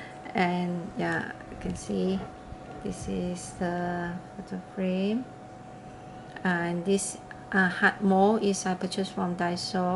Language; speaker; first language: English; non-native, learner; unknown